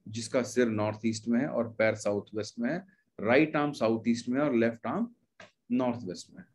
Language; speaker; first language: Hindi; native; Hindi